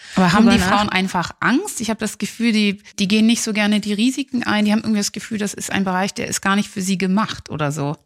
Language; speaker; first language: German; native; German